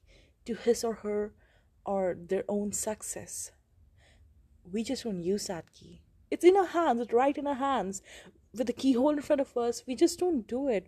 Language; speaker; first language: English; non-native, local second language; Hindi